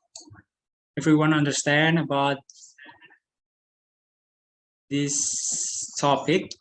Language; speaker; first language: English; non-native, learner; Indonesian